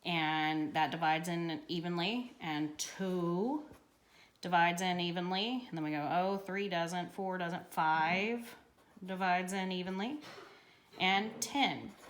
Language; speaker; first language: English; native; English